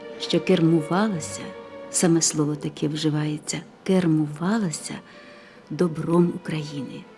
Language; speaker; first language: Ukrainian; native; Ukrainian